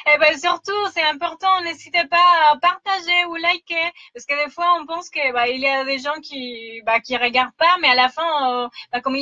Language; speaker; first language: French; non-native, fluent; Spanish